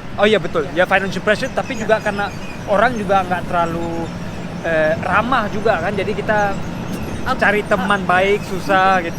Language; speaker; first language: Indonesian; early bilingual, heritage; Indonesian